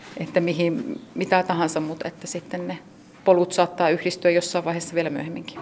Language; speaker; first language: Finnish; native; Finnish